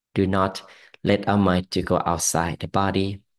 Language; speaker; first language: English; non-native, fluent; Thai